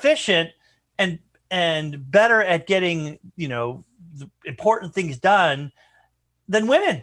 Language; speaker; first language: English; native; English